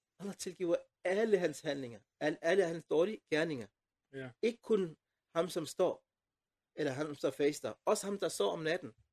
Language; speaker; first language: Danish; non-native, fluent; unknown